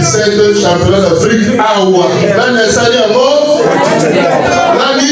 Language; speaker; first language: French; non-native, local second language; Lingala